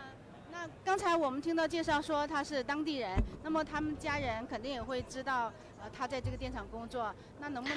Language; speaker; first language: Chinese; native; Chinese